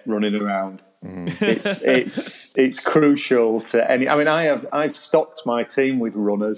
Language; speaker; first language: English; native; English